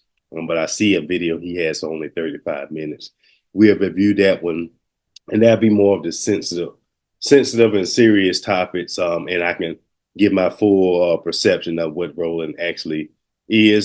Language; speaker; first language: English; native; English